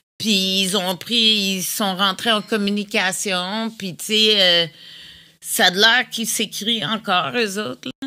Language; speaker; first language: French; native; French